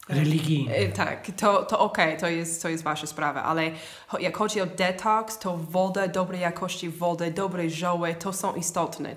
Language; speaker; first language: Polish; non-native, fluent; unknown